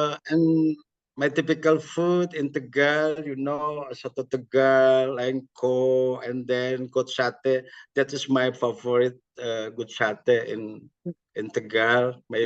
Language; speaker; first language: English; non-native, learner; Indonesian